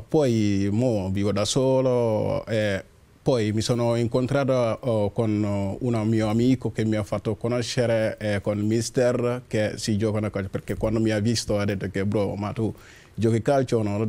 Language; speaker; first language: Italian; non-native, learner; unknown